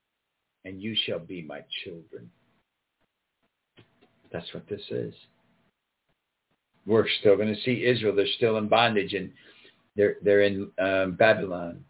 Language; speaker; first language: English; native; English